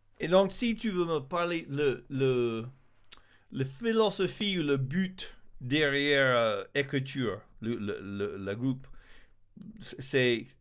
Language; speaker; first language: French; non-native, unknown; English